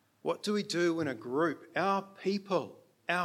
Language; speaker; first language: English; native; English